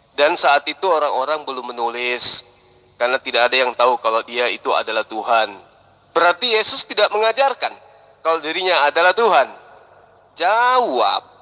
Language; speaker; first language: Indonesian; non-native, local second language; Buginese